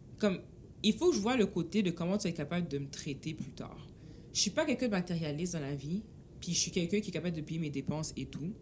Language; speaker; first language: French; early bilingual, other home language; Haitian Creole